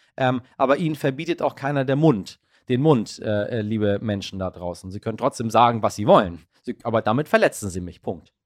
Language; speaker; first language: German; early bilingual, other home language; Persian